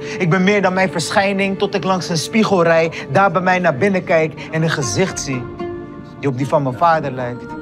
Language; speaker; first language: Dutch; early bilingual, other home language; Hebrew